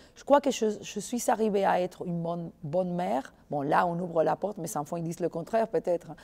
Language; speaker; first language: French; non-native, fluent; Spanish